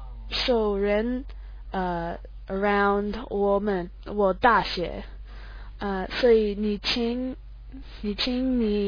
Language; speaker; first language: Chinese; non-native, learner; English